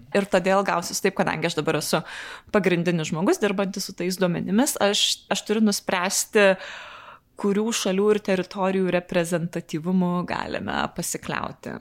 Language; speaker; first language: Lithuanian; native; Lithuanian